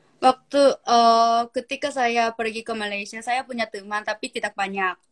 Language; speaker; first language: Indonesian; non-native, learner; Korean